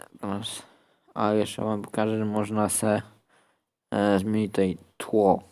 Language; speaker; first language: Polish; native; Polish